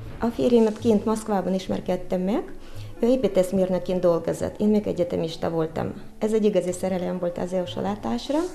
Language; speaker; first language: Hungarian; non-native, fluent; Russian